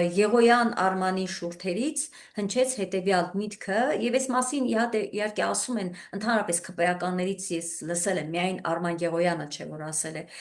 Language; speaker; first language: Armenian; native; Armenian